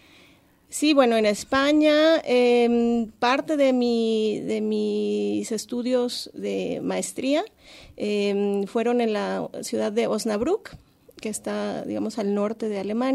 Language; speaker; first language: Spanish; native; Spanish